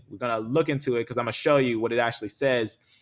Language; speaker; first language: English; native; English